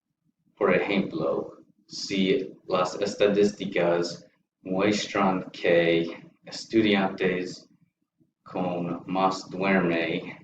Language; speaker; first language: Spanish; non-native, learner; English